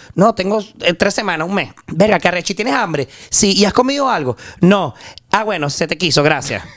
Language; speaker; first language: Spanish; native; Spanish